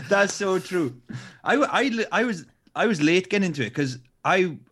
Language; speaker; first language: English; native; English